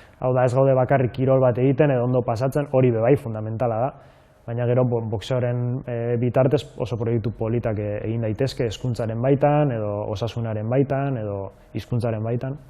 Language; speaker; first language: Basque; non-native, local second language; Spanish